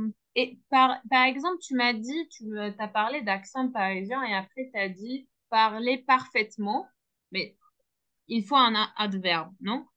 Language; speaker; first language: French; non-native, fluent; Turkish